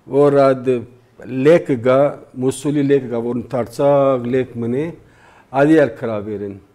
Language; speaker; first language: Armenian; early bilingual, heritage; Armenian